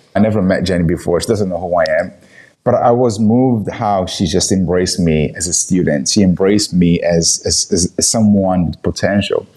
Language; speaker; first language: English; non-native, fluent; Portuguese